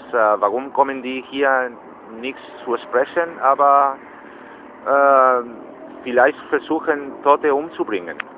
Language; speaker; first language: German; non-native, learner; Spanish